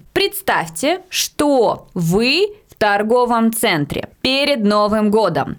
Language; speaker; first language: Russian; native; Russian